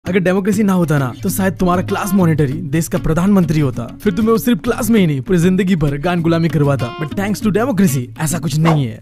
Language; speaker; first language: Hindi; non-native, local second language; Bangla